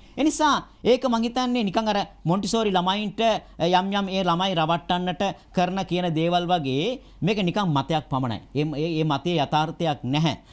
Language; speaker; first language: Sinhala; non-native, local second language; Tamil